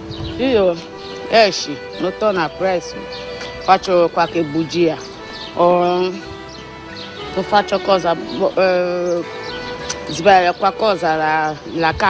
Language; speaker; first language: Italian; non-native, learner; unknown